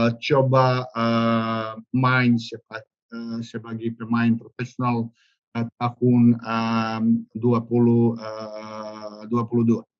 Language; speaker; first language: Indonesian; non-native, learner; Serbian